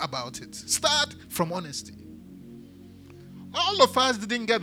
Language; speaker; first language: English; non-native, local second language; Akan